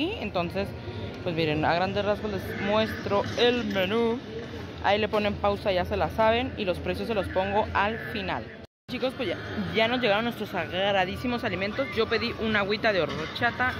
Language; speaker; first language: Spanish; native; Spanish